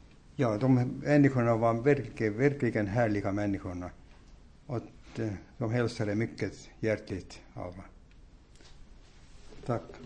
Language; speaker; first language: Swedish; non-native, learner; Finnish